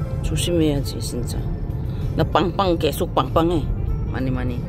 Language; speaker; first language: Korean; non-native, learner; Filipino